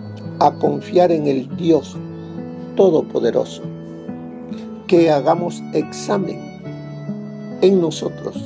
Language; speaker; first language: Spanish; native; Spanish